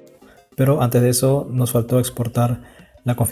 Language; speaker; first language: Spanish; native; Spanish